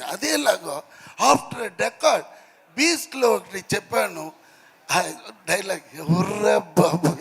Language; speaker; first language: Telugu; non-native, learner; Tamil